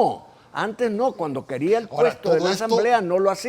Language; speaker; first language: Spanish; native; Spanish